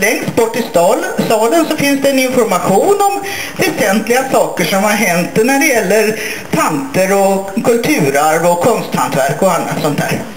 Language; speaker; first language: Swedish; native; Swedish